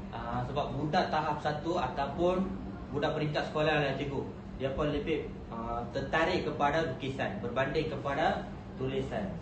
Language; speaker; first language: Malay; non-native, local second language; Tamil